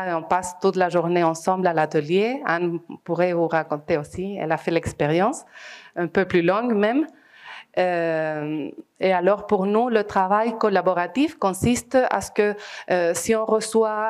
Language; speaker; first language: French; non-native, fluent; Spanish